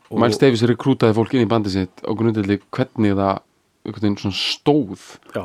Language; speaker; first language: Icelandic; early bilingual, heritage; Icelandic